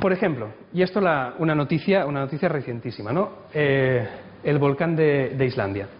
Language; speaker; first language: Spanish; non-native, local second language; Catalan